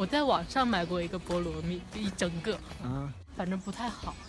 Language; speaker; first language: Chinese; non-native, learner; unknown